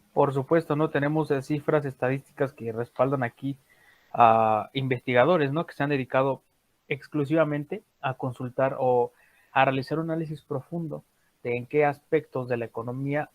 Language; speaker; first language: Spanish; native; Spanish